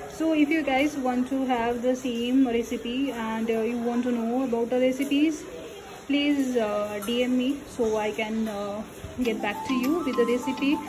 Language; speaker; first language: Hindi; non-native, local second language; Bangla